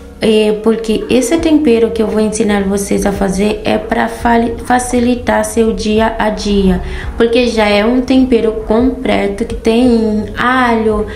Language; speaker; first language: Portuguese; non-native, fluent; Haitian Creole